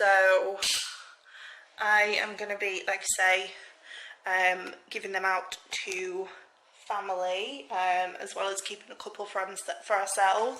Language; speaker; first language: English; native; English